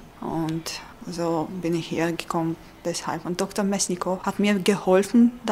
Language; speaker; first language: German; non-native, learner; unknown